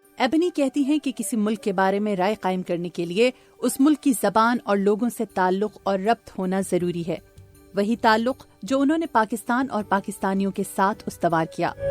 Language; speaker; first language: Urdu; native; Urdu